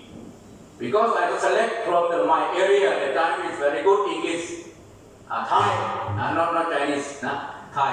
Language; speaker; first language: English; non-native, learner; Thai